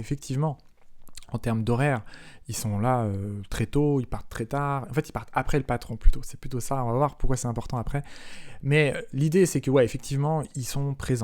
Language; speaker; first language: French; native; French